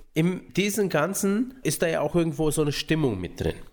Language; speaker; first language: German; early bilingual, other home language; Romanian